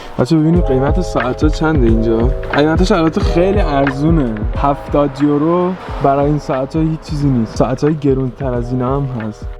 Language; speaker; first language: Persian; native; Persian